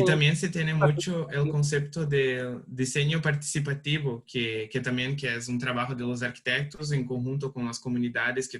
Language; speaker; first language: Spanish; non-native, learner; Portuguese